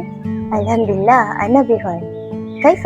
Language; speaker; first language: Arabic; non-native, learner; Malay